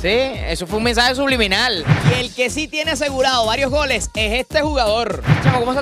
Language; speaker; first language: Spanish; native; Spanish